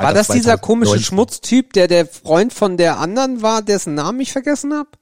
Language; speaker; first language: German; native; German